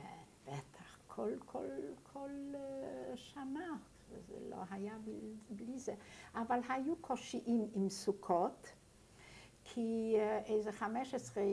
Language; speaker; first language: Hebrew; non-native, fluent; Yiddish